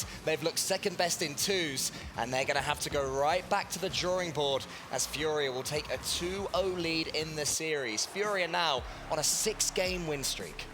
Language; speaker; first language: English; native; English